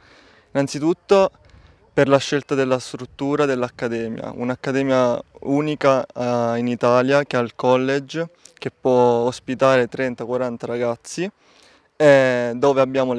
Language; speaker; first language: Italian; native; Italian